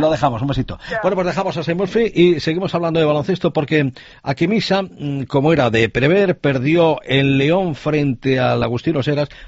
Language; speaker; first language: Spanish; native; Spanish